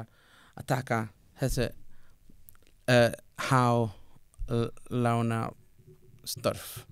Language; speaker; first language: Icelandic; non-native, learner; Spanish